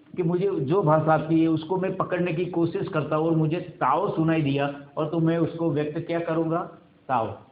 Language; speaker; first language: Hindi; non-native, local second language; Gujarati